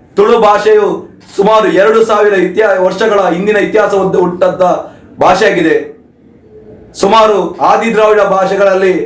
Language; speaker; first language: Kannada; non-native, local second language; Tulu